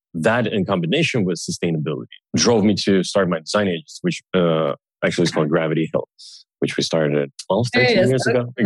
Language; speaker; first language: English; early bilingual, other home language; Russian